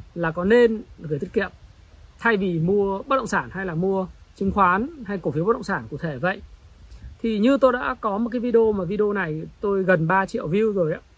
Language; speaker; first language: Vietnamese; native; Vietnamese